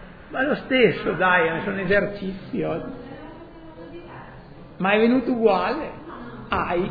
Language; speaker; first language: Italian; native; Italian